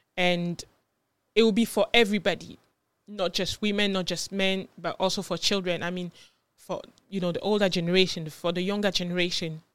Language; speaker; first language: English; non-native, fluent; French